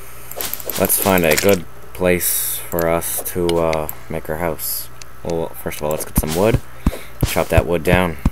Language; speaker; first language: English; native; English